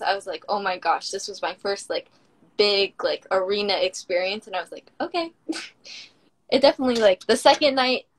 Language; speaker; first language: English; native; English